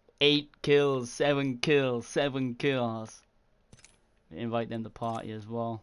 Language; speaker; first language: English; native; English